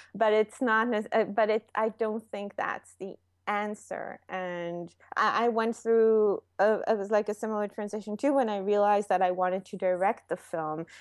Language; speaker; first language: English; non-native, fluent; Hebrew